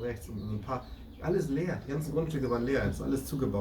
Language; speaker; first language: German; native; German